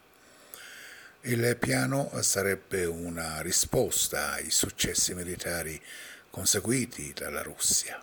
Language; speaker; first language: Italian; non-native, fluent; Persian